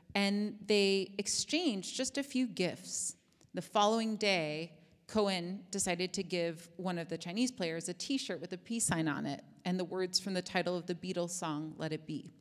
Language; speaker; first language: English; native; English